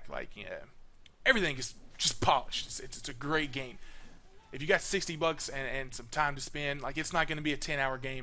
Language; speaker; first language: English; native; English